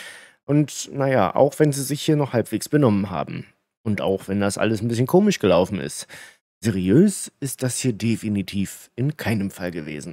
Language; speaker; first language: German; native; German